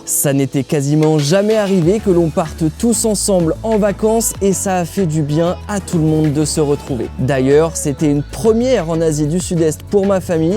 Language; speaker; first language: French; native; French